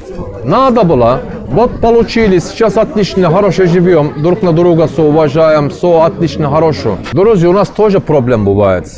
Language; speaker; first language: Russian; non-native, learner; Turkish